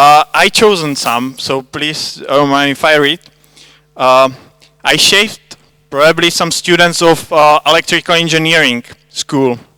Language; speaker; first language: English; non-native, fluent; Czech